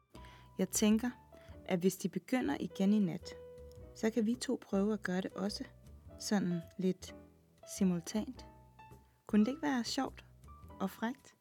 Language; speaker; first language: Danish; native; Danish